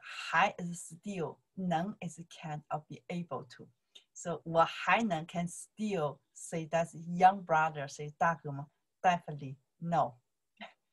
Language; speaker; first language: English; non-native, learner; Chinese